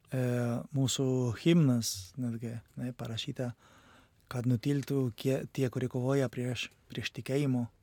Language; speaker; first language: Lithuanian; non-native, fluent; Spanish